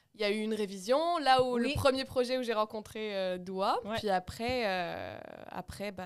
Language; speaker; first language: French; non-native, local second language; Arabic